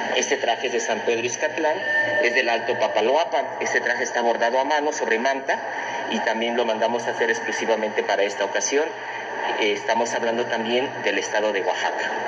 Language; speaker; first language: Spanish; native; Spanish